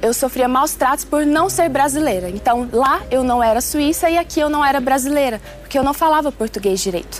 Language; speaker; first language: Portuguese; early bilingual, other home language; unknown